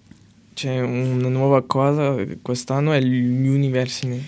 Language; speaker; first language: Italian; non-native, learner; French